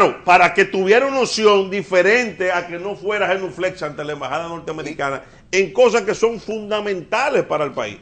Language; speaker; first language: Spanish; native; Spanish